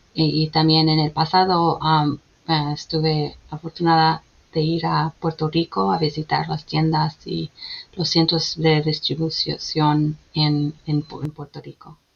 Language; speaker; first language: Spanish; early bilingual, heritage; Spanish